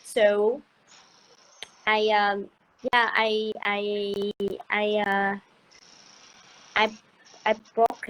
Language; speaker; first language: English; non-native, learner; Vietnamese